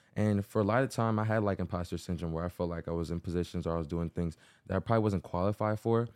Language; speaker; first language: English; early bilingual, other home language; Haitian Creole